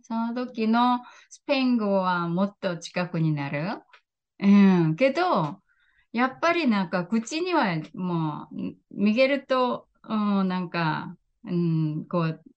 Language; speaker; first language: Japanese; non-native, fluent; Korean